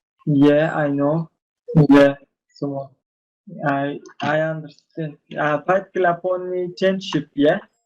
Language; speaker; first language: English; non-native, learner; Turkish